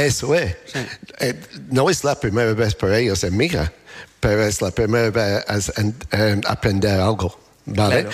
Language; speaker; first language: Spanish; non-native, learner; English